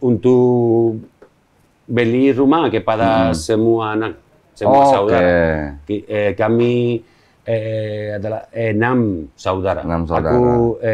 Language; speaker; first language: Indonesian; non-native, learner; Spanish